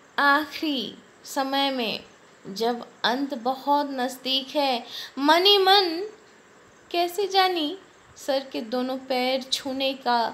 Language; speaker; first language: Hindi; non-native, local second language; Bangla